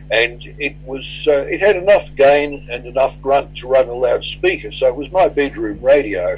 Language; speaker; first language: English; native; English